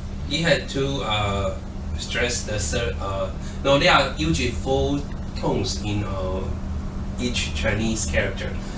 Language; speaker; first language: English; non-native, fluent; Chinese